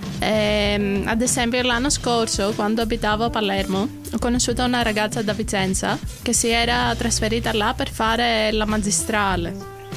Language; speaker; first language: Italian; non-native, fluent; Greek